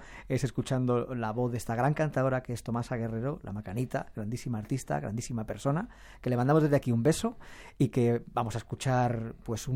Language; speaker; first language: Spanish; native; Spanish